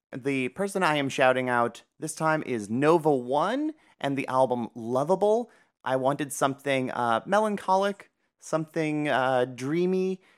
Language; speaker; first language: English; native; English